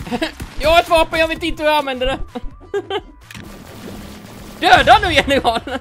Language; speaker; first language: Swedish; native; Swedish